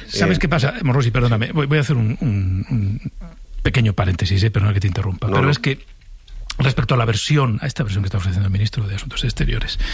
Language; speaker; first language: Spanish; native; Spanish